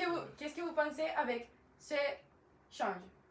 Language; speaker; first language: French; non-native, learner; Spanish